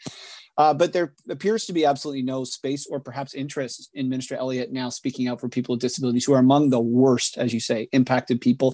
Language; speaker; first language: English; native; English